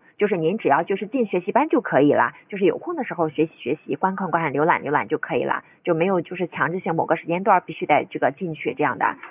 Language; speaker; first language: Chinese; native; Chinese